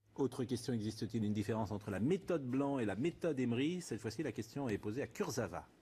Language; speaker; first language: French; native; French